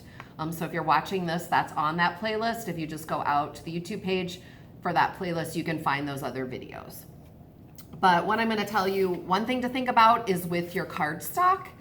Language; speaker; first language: English; native; English